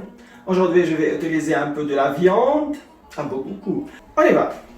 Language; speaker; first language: French; non-native, fluent; Arabic